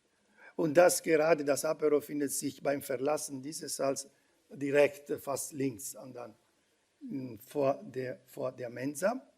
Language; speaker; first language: German; non-native, fluent; Italian